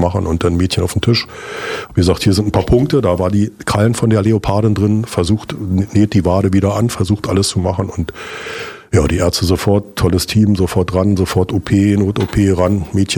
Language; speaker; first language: German; native; German